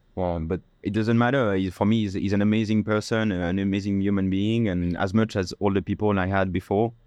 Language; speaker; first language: English; non-native, fluent; French